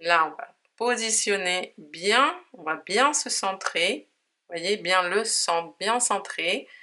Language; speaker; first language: French; native; French